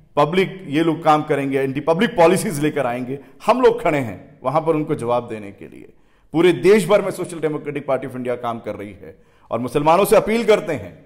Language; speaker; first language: Hindi; native; Hindi